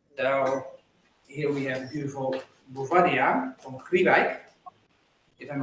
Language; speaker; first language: English; non-native, fluent; Dutch